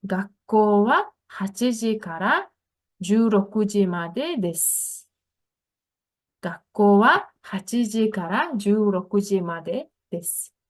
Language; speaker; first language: Japanese; non-native, fluent; Mongolian